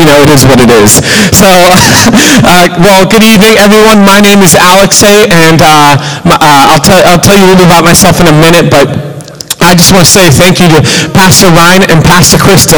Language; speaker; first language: English; native; English